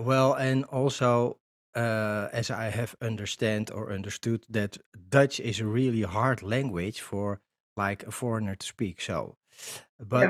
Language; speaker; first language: English; non-native, fluent; Dutch